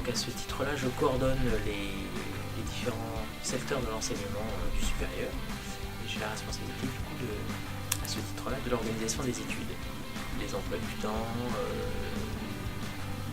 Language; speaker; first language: French; native; French